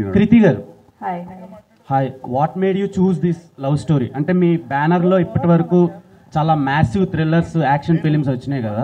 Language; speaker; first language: Telugu; native; Telugu